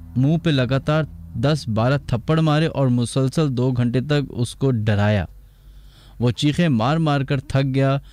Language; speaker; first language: Urdu; native; Urdu